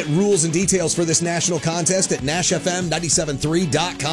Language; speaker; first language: English; native; English